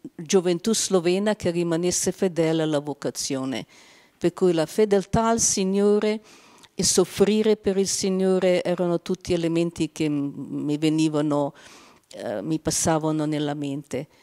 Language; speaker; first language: Italian; non-native, fluent; Slovenian